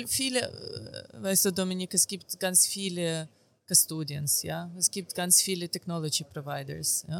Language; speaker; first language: German; non-native, fluent; Ukrainian